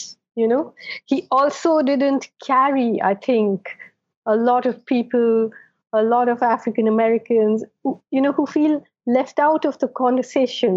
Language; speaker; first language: English; non-native, local second language; Malayalam